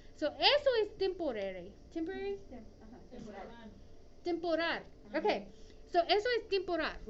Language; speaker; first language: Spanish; non-native, fluent; English